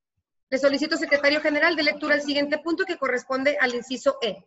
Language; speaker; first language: Spanish; native; Spanish